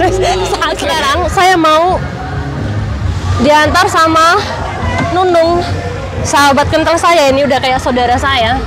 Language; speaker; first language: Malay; non-native, local second language; Javanese